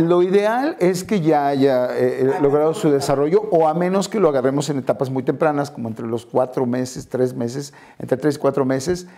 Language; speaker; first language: Spanish; native; Spanish